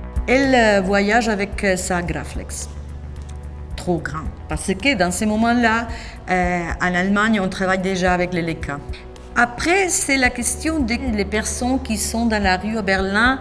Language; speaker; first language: French; non-native, fluent; Spanish